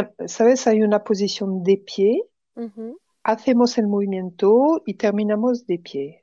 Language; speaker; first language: Spanish; non-native, fluent; French